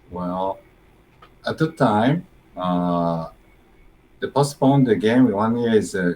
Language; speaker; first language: English; non-native, learner; Japanese